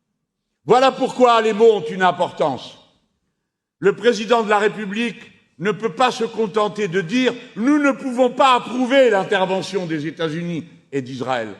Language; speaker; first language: French; native; French